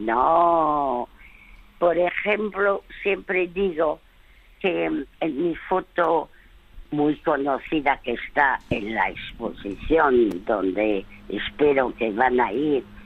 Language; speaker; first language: Spanish; early bilingual, other home language; French